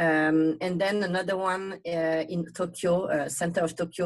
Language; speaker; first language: English; non-native, fluent; Vietnamese